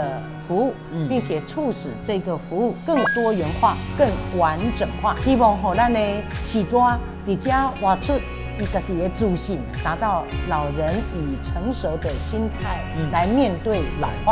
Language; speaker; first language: Chinese; non-native, local second language; Min Nan Chinese